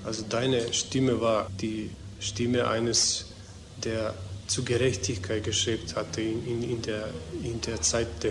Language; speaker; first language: German; non-native, learner; Serbian